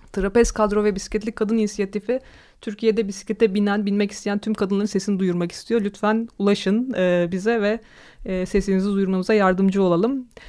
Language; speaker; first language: Turkish; native; Turkish